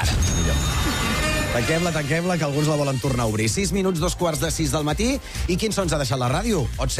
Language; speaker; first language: Catalan; native; Catalan